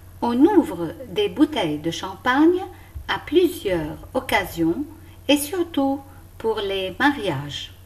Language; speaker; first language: French; non-native, local second language; Arabic